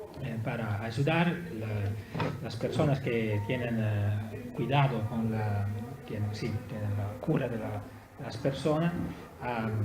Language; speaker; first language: Spanish; non-native, fluent; Italian